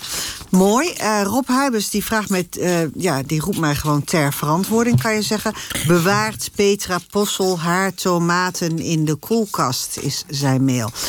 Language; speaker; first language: Dutch; native; Dutch